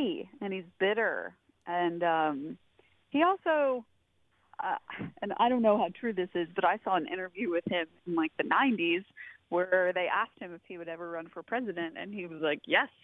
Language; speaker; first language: English; native; English